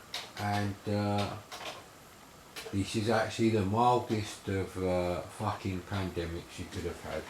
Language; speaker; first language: English; native; English